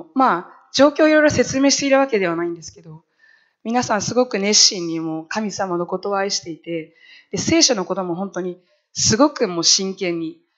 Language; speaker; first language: Japanese; native; Japanese